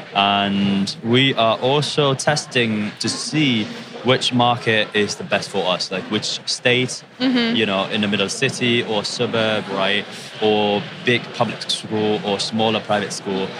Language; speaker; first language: English; non-native, fluent; Japanese